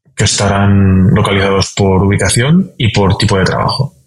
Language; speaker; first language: Spanish; native; Spanish